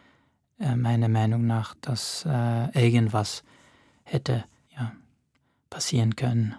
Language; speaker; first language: German; non-native, fluent; Arabic